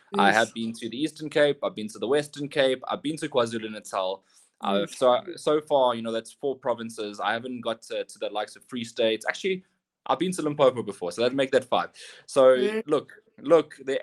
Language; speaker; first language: English; native; English